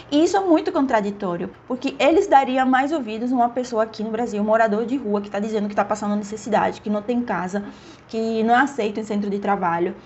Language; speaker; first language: Portuguese; non-native, fluent; Spanish